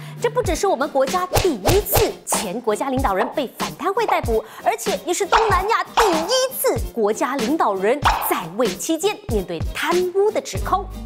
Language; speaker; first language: Chinese; native; Chinese